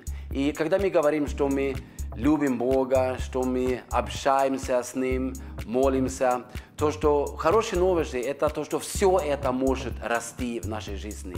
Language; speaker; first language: Russian; non-native, fluent; Norwegian